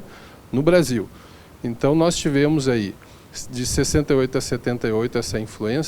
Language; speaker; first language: Portuguese; native; Portuguese